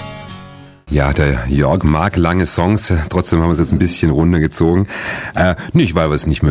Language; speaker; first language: German; native; German